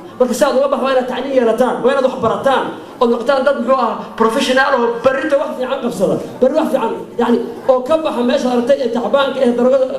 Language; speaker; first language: Somali; native; Somali